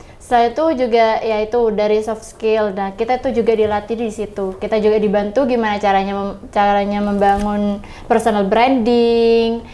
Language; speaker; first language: Indonesian; non-native, local second language; Madurese